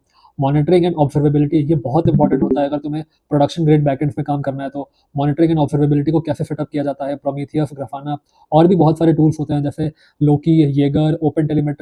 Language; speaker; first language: Hindi; native; Hindi